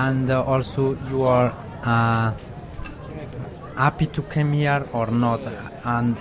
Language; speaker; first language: English; non-native, learner; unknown